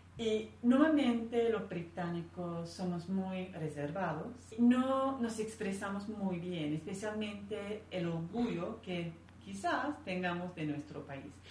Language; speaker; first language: Spanish; non-native, fluent; English